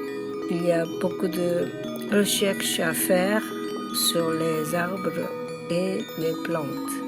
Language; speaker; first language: French; non-native, learner; Korean